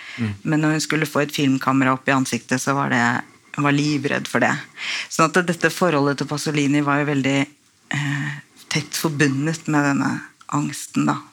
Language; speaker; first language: Norwegian; native; Norwegian